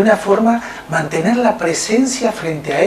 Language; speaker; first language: Spanish; native; Spanish